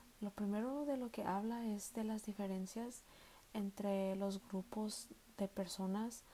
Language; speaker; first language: Spanish; early bilingual, heritage; Spanish